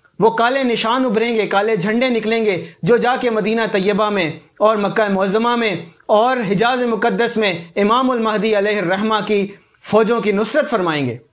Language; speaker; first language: Urdu; native; Urdu